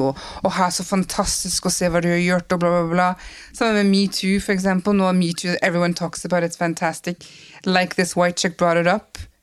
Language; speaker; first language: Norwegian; non-native, fluent; English